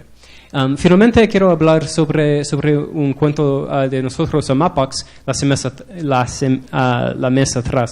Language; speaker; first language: Spanish; non-native, learner; English